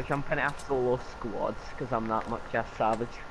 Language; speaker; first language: English; native; English